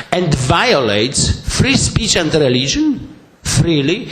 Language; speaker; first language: English; non-native, fluent; Polish